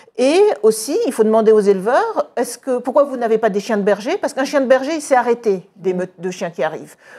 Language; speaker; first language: French; native; French